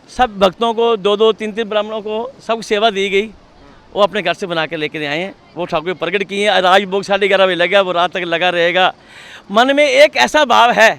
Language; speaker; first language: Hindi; non-native, local second language; Punjabi